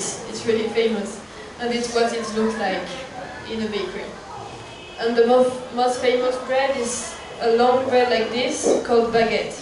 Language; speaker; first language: English; non-native, fluent; French